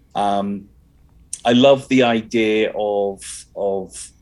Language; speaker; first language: English; native; English